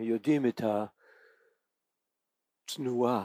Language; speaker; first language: Hebrew; non-native, fluent; English